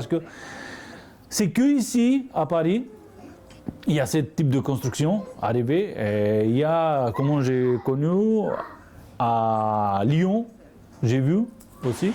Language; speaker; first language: French; non-native, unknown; Romany